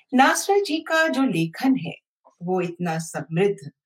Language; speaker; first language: Hindi; native; Hindi